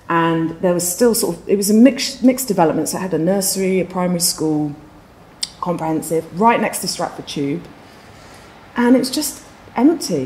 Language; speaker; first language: English; native; English